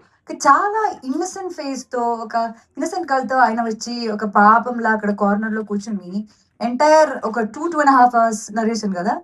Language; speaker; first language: Telugu; non-native, fluent; Malayalam